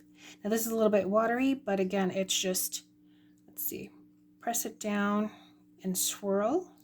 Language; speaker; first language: English; native; English